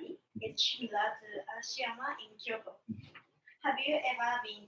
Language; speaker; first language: English; non-native, learner; Japanese